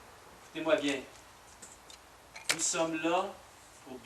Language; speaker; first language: French; native; French